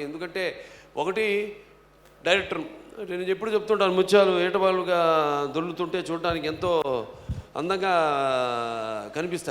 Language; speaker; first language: Telugu; native; Telugu